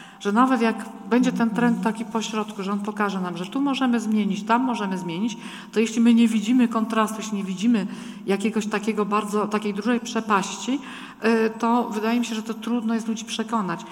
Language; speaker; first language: Polish; native; Polish